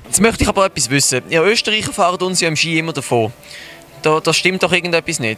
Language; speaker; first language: German; native; German